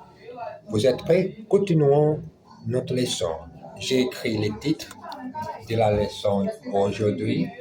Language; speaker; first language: French; non-native, learner; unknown